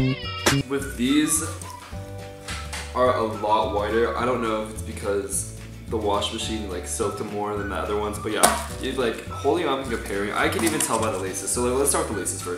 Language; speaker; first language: English; native; English